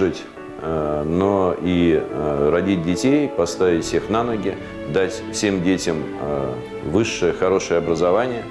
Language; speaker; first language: Russian; native; Russian